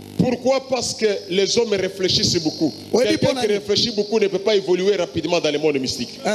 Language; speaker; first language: French; non-native, local second language; Lingala